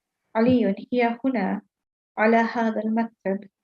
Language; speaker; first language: Arabic; non-native, learner; English